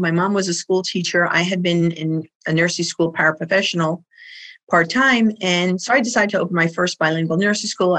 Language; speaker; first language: English; native; English